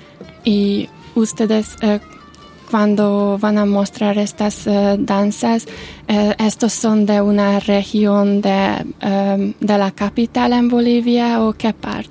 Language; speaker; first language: Spanish; non-native, learner; Hungarian